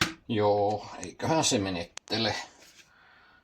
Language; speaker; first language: Finnish; non-native, fluent; Filipino